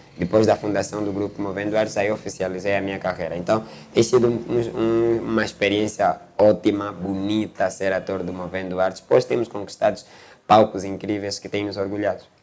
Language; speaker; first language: Portuguese; native; Portuguese